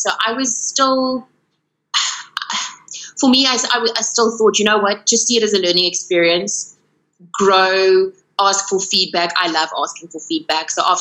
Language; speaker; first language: English; non-native, local second language; Afrikaans